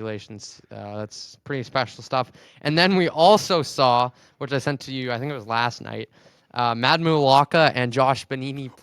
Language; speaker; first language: English; native; English